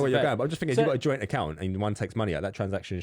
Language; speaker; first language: English; native; English